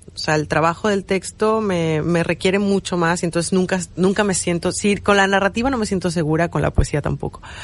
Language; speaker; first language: Spanish; native; Spanish